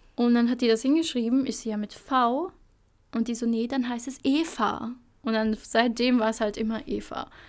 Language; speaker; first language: German; early bilingual, other home language; Albanian